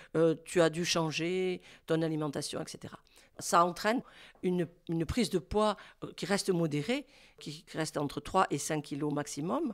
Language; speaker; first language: French; native; French